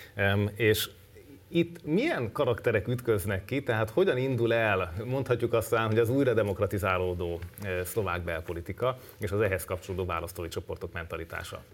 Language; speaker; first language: Hungarian; native; Hungarian